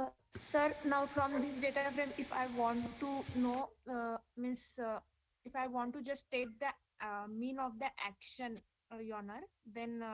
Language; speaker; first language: English; non-native, learner; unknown